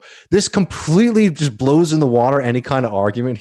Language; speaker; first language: English; native; English